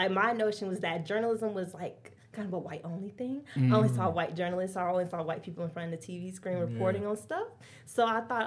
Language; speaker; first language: English; native; English